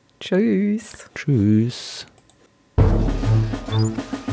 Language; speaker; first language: German; native; German